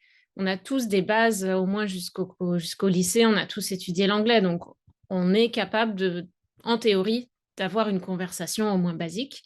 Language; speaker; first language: French; native; French